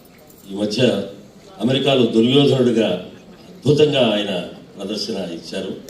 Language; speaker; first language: Telugu; native; Telugu